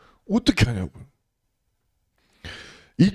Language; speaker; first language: Korean; native; Korean